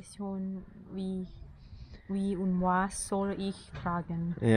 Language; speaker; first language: German; non-native, learner; Thai